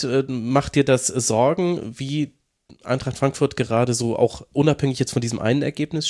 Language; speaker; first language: German; native; German